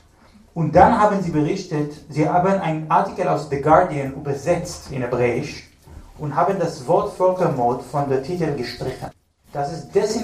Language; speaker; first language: German; non-native, fluent; Hebrew